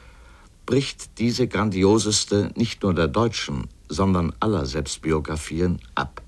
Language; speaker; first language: German; native; German